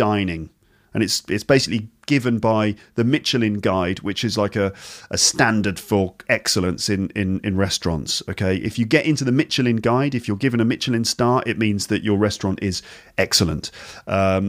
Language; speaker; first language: English; native; English